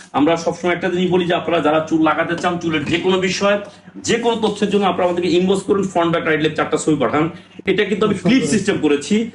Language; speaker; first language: Bangla; native; Bangla